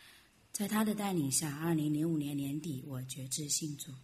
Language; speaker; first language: Chinese; native; Chinese